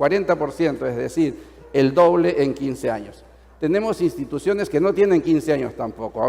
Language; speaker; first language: Spanish; native; Spanish